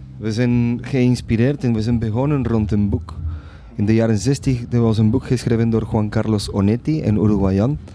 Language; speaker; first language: Dutch; non-native, fluent; Spanish